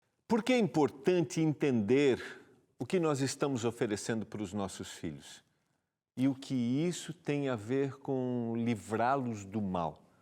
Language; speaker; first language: Portuguese; native; Portuguese